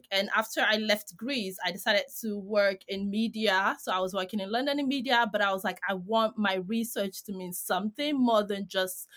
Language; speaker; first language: English; non-native, fluent; Greek